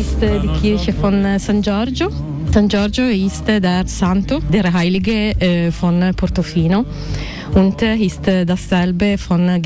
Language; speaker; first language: German; non-native, learner; Italian